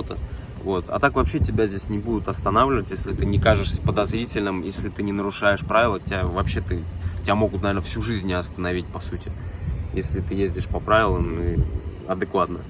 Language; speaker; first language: Russian; native; Russian